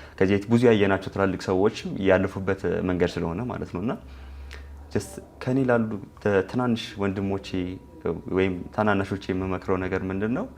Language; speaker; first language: Amharic; non-native, local second language; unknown